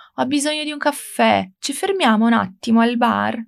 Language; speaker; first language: Italian; non-native, fluent; Portuguese